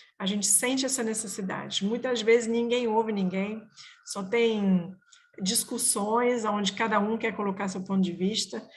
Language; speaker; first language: Portuguese; non-native, fluent; French